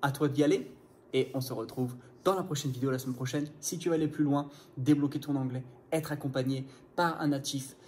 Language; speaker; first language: French; non-native, fluent; English